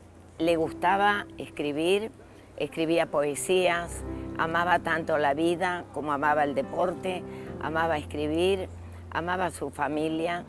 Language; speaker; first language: Spanish; native; Spanish